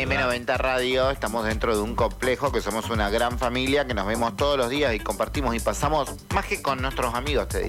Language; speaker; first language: Spanish; native; Spanish